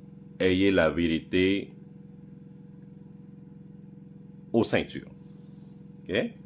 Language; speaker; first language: French; non-native, fluent; Khmer